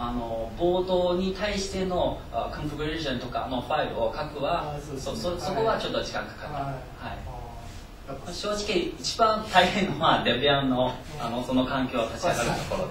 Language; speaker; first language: Japanese; non-native, fluent; Chinese